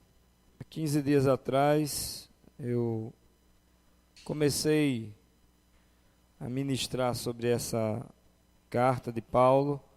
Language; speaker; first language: Portuguese; native; Portuguese